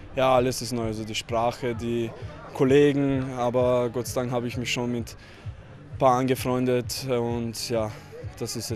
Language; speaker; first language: German; early bilingual, other home language; Croatian